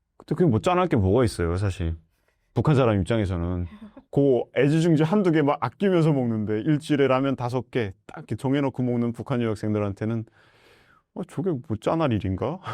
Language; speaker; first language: Korean; native; Korean